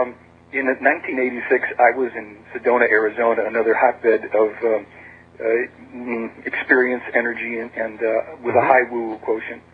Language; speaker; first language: English; native; English